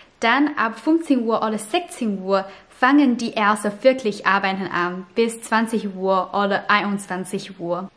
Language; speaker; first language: German; non-native, fluent; Chinese